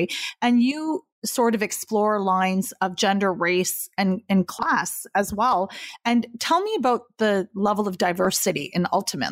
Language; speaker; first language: English; native; English